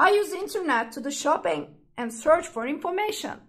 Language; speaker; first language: English; non-native, fluent; Turkish